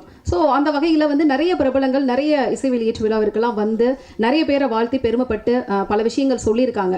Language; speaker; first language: Tamil; native; Tamil